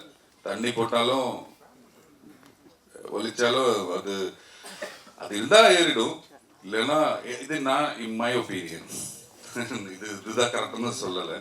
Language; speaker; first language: Tamil; non-native, learner; Malayalam